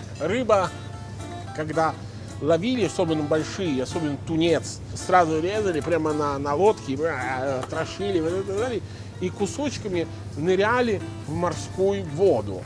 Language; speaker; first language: Russian; non-native, fluent; Italian